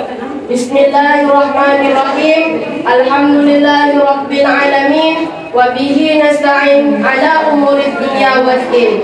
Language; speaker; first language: Arabic; non-native, learner; Indonesian